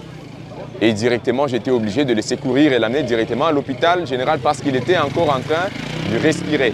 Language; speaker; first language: French; non-native, local second language; Swahili